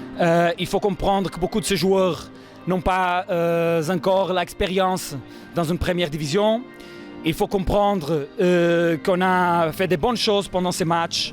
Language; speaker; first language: French; non-native, fluent; Portuguese